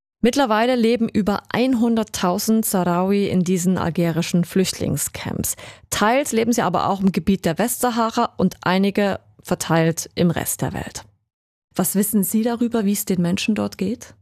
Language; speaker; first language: German; native; German